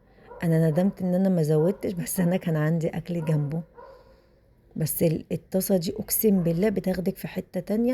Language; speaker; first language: Arabic; native; Arabic